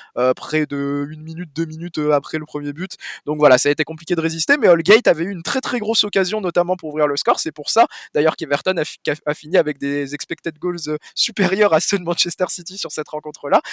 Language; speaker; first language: French; native; French